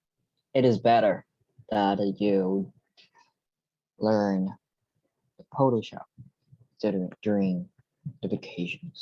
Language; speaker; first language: English; non-native, learner; Korean